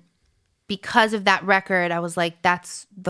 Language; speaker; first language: English; early bilingual, other home language; French